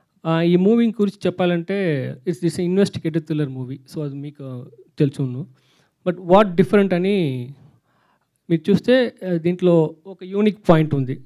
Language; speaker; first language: Telugu; non-native, learner; Tamil